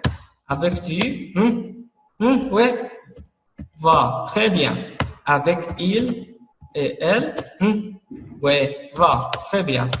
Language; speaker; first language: French; non-native, fluent; Arabic